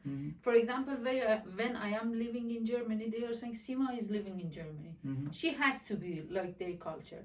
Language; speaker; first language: English; non-native, learner; Persian